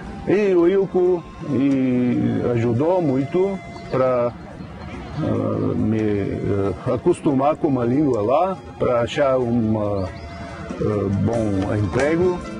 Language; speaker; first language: Portuguese; non-native, fluent; Bulgarian